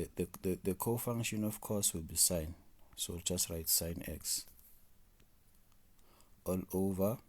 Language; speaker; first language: English; non-native, local second language; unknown